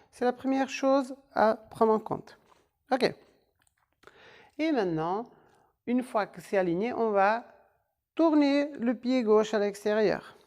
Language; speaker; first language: French; non-native, fluent; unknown